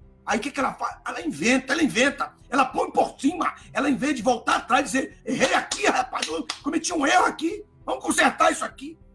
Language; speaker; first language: Portuguese; native; Portuguese